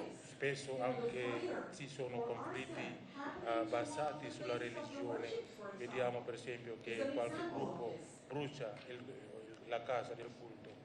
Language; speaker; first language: Italian; non-native, fluent; Indonesian